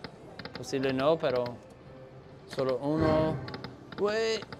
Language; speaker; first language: Spanish; non-native, learner; English